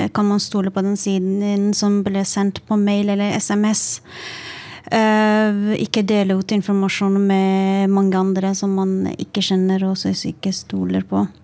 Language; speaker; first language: Norwegian; non-native, fluent; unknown